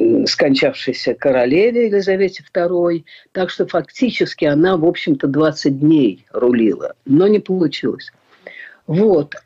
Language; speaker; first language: Russian; native; Russian